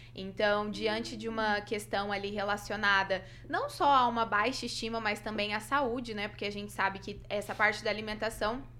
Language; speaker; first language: Portuguese; native; Portuguese